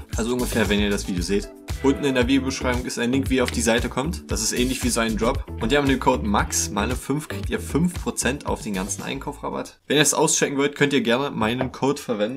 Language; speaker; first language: German; native; German